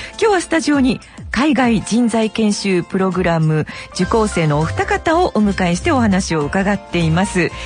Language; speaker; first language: Japanese; native; Japanese